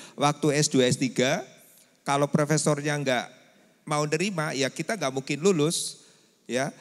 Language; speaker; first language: Indonesian; native; Indonesian